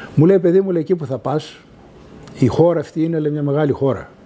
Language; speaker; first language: Greek; early bilingual, other home language; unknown